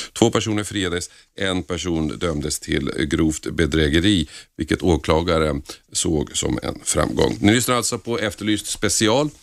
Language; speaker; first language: Swedish; native; Swedish